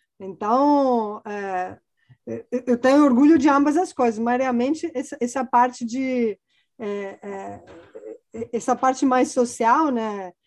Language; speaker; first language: Portuguese; non-native, fluent; Italian